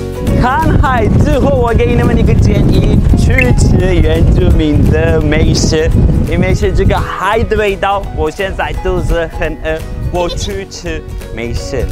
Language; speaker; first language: Chinese; non-native, fluent; Turkish